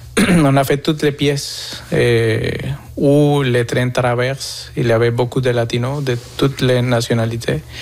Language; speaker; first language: French; non-native, fluent; Spanish